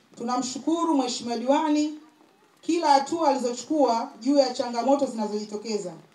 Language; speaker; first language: Swahili; native; Swahili